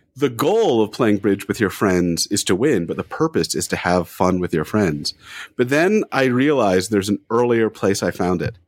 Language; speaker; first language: English; native; English